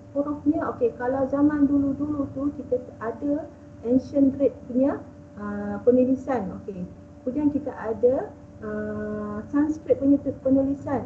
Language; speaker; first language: Malay; native; Malay